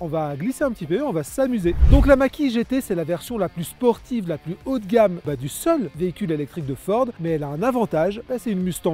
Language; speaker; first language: French; native; French